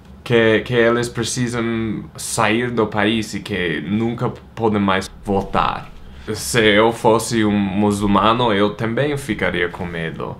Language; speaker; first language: Portuguese; non-native, fluent; English